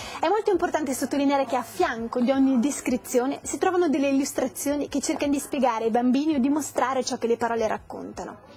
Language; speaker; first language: Italian; native; Italian